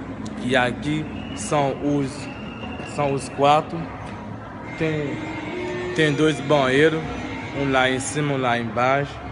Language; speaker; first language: Portuguese; non-native, learner; Haitian Creole